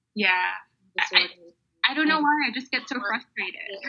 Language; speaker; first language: English; early bilingual, other home language; Mongolian